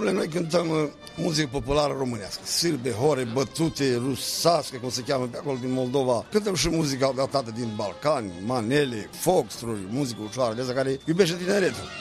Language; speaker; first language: Romanian; native; Romanian